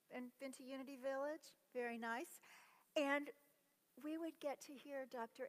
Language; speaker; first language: English; native; English